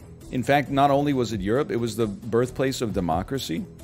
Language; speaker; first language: English; native; English